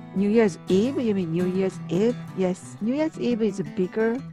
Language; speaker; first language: English; non-native, learner; Japanese